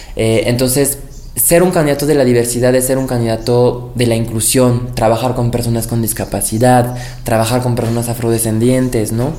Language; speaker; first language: Spanish; non-native, fluent; French